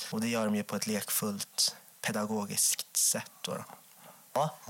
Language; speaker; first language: Swedish; native; Swedish